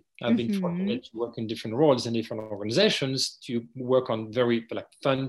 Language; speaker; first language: English; non-native, fluent; French